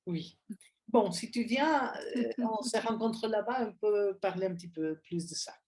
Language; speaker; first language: French; non-native, fluent; Spanish